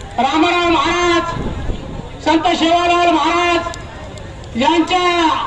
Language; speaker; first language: Marathi; non-native, local second language; Lambadi